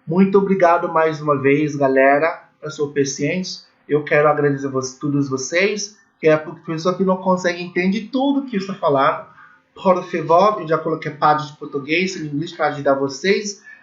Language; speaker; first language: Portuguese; non-native, learner; English